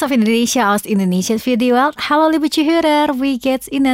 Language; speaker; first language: German; non-native, fluent; Indonesian